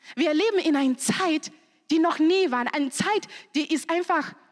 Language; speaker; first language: German; non-native, fluent; Shona